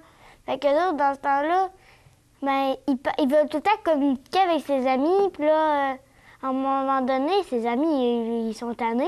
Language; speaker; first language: French; native; French